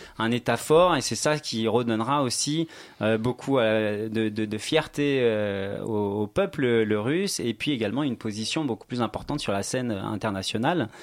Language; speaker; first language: French; native; French